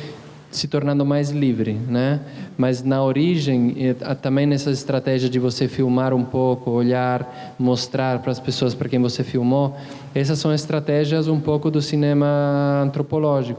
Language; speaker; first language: Portuguese; non-native, fluent; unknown